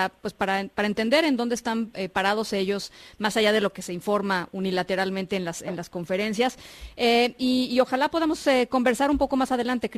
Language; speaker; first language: Spanish; native; Spanish